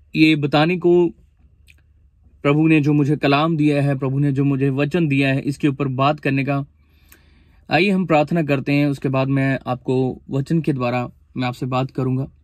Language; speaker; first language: Hindi; non-native, local second language; Punjabi